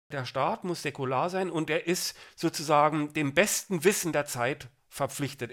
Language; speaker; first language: German; native; German